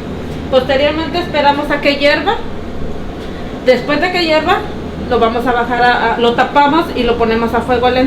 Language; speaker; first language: Spanish; native; Spanish